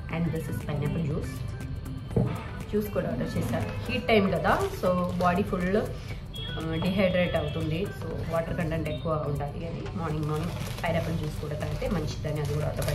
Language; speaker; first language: Telugu; non-native, local second language; Malayalam